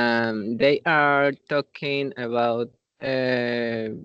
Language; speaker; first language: English; non-native, learner; Spanish